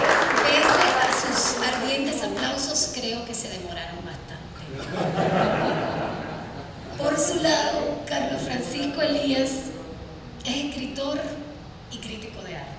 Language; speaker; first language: Spanish; native; Spanish